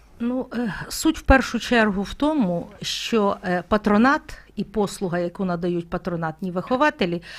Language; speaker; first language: Ukrainian; native; Ukrainian